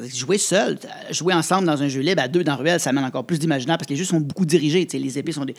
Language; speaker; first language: French; native; French